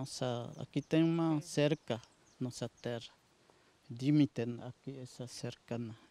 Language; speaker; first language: Portuguese; non-native, local second language; Guarani